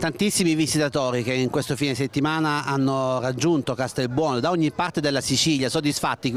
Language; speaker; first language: Italian; native; Italian